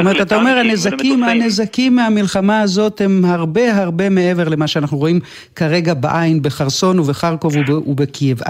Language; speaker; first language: Hebrew; native; Hebrew